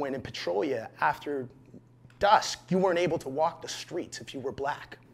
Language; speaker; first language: English; native; English